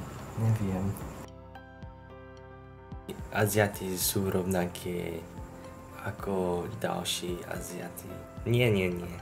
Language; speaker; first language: Slovak; non-native, learner; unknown